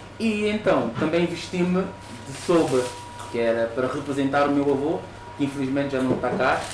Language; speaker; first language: Portuguese; native; Portuguese